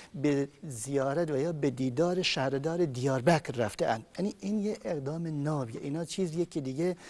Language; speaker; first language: Persian; non-native, local second language; Kurdish